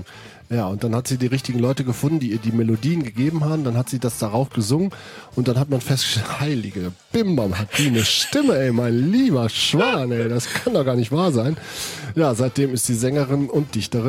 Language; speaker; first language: German; native; German